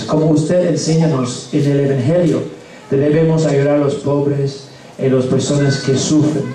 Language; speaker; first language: Spanish; non-native, learner; English